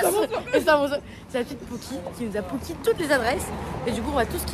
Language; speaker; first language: French; native; French